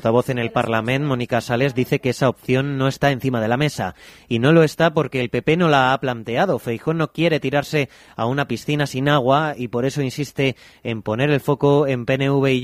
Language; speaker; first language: Spanish; native; Spanish